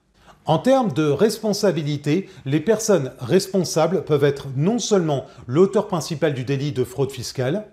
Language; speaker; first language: French; native; French